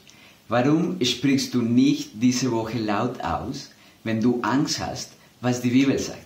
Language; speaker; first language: German; non-native, fluent; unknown